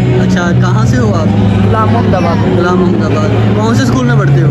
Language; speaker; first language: Urdu; non-native, local second language; Punjabi